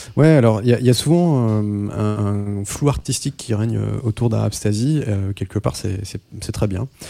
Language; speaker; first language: French; non-native, local second language; Arabic